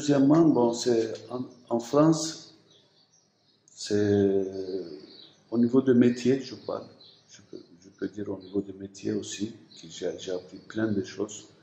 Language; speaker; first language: French; non-native, fluent; Turkish